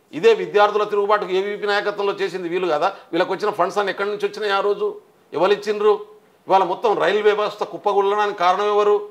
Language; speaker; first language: Telugu; non-native, local second language; Lambadi